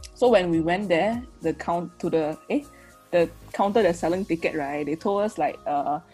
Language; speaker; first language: English; non-native, local second language; Chinese